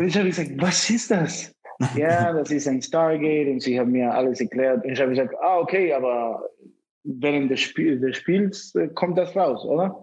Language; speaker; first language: German; non-native, fluent; Spanish